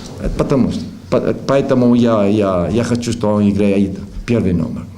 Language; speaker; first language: Russian; non-native, learner; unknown